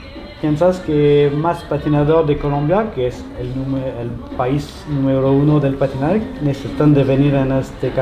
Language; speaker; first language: Spanish; non-native, learner; French